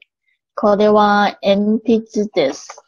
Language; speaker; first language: Japanese; non-native, learner; Chinese